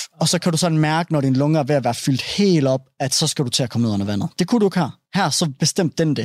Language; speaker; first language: Danish; early bilingual, other home language; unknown